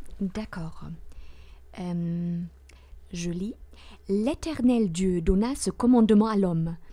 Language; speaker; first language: French; non-native, fluent; German